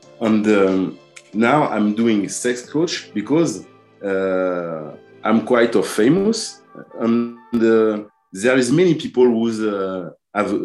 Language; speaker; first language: English; non-native, learner; French